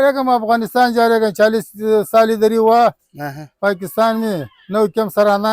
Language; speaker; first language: Hindi; non-native, learner; Pashto